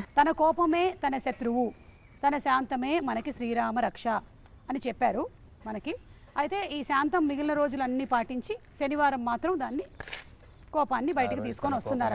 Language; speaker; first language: Telugu; native; Telugu